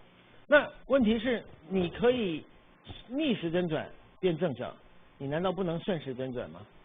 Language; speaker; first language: Chinese; native; Chinese